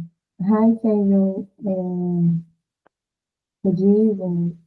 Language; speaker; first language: English; non-native, learner; Portuguese